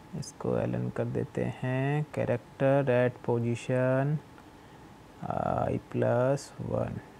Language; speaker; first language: Hindi; native; Hindi